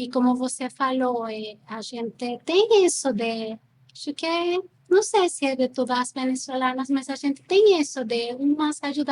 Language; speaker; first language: Portuguese; non-native, fluent; Spanish